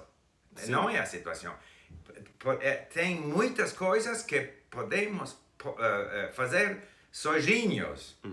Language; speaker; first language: Portuguese; non-native, fluent; English